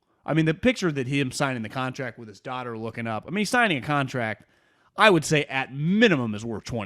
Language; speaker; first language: English; native; English